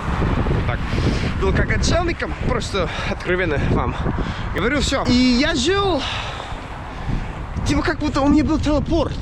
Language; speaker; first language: Russian; non-native, fluent; English